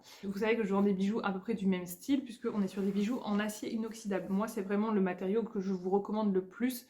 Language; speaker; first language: French; native; French